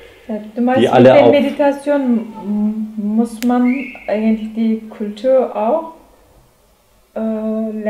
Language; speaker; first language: German; non-native, learner; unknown